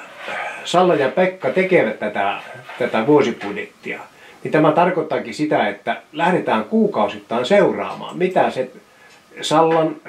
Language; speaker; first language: Finnish; native; Finnish